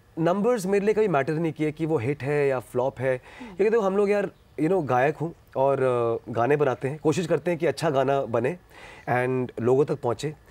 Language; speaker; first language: Hindi; non-native, local second language; Punjabi